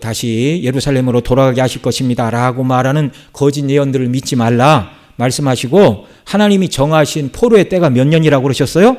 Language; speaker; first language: Korean; native; Korean